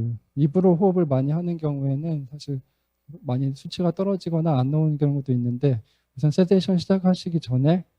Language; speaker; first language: Korean; native; Korean